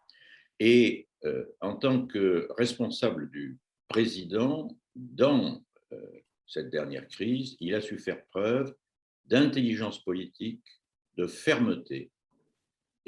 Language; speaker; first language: French; native; French